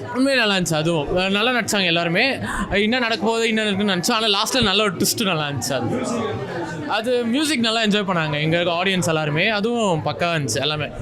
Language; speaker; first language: Tamil; native; Tamil